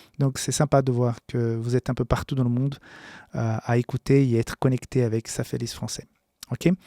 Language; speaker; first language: French; non-native, fluent; Portuguese